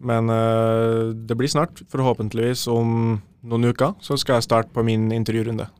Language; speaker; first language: Norwegian; native; Norwegian